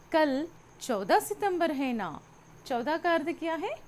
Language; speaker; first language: Hindi; non-native, local second language; Telugu